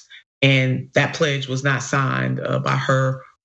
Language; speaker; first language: English; native; English